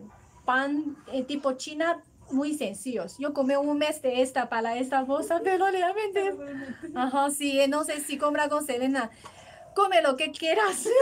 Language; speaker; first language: Spanish; non-native, learner; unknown